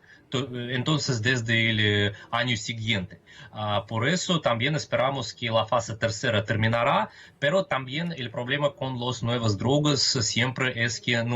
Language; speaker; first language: Spanish; non-native, fluent; Russian